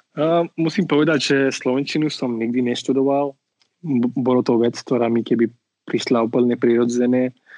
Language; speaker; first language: Slovak; non-native, fluent; Marathi